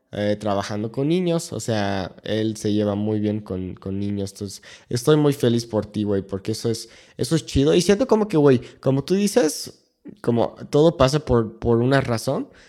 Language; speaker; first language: Spanish; non-native, fluent; English